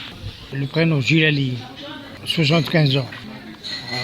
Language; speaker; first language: French; non-native, local second language; Arabic